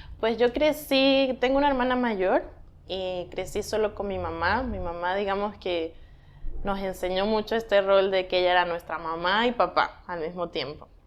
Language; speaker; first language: Spanish; native; Spanish